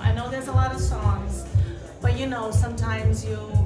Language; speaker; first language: English; non-native, fluent; Portuguese